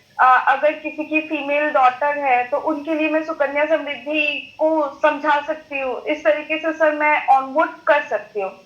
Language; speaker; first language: Hindi; non-native, local second language; Bangla